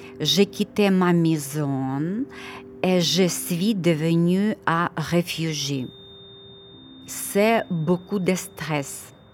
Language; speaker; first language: French; non-native, learner; Ukrainian